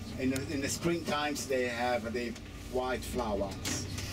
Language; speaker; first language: English; non-native, fluent; Italian